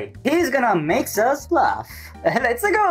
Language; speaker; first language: English; non-native, fluent; Italian